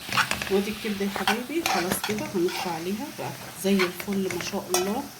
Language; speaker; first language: Arabic; native; Arabic